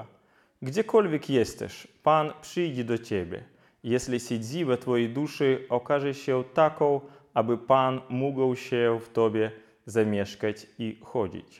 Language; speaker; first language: Polish; non-native, fluent; Ukrainian